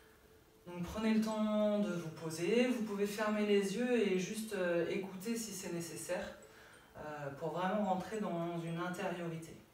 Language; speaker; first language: French; native; French